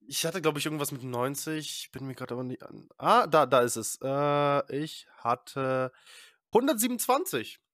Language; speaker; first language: German; early bilingual, other home language; Polish